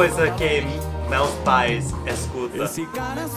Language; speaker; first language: Portuguese; non-native, learner; English